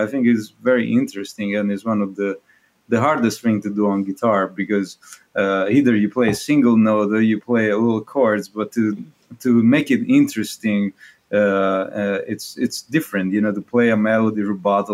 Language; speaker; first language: English; non-native, fluent; Italian